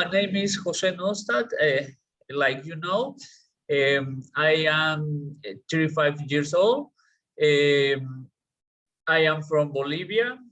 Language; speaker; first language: English; non-native, learner; Spanish